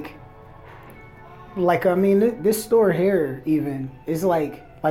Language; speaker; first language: English; native; English